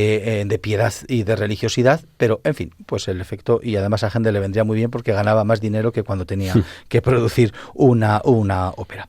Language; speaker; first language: Spanish; native; Spanish